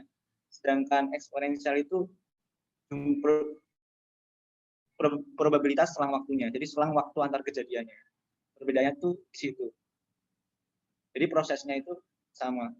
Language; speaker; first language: Indonesian; native; Indonesian